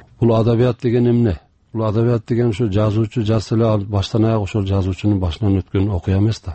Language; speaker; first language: Kyrgyz; early bilingual, heritage; Kyrgyz